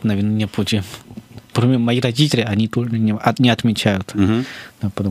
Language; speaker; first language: Russian; non-native, fluent; Chinese